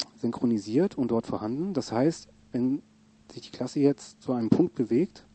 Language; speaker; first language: German; native; German